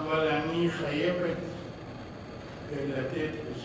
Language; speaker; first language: Hebrew; non-native, fluent; Arabic